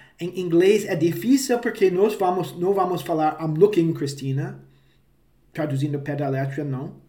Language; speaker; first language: Portuguese; non-native, fluent; English